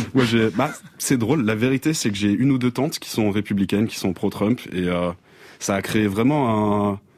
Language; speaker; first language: French; native; French